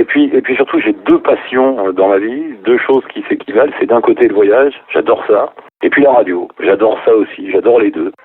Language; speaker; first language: French; native; French